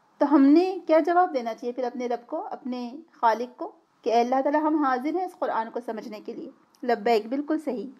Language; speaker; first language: Urdu; native; Urdu